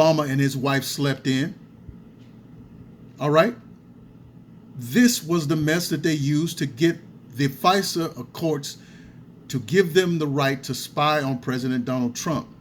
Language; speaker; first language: English; native; English